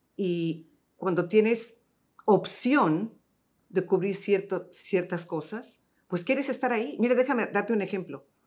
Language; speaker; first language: Spanish; native; Spanish